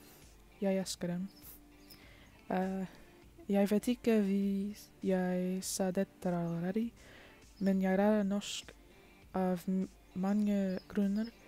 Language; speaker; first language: Norwegian; non-native, learner; English